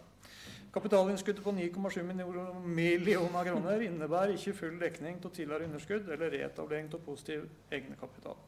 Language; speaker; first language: Norwegian; native; Norwegian